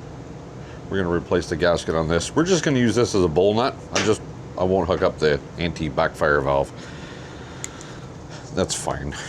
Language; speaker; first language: English; native; English